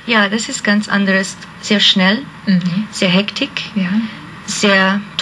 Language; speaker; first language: German; non-native, fluent; Hungarian